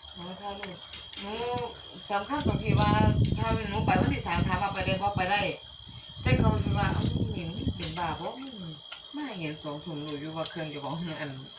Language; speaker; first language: Thai; native; Thai